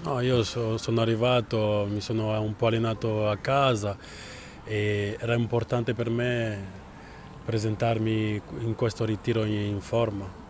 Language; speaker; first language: Italian; non-native, fluent; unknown